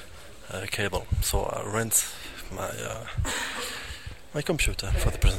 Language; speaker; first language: English; non-native, learner; French